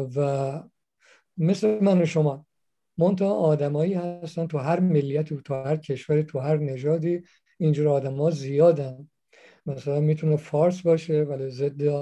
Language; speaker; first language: Persian; native; Persian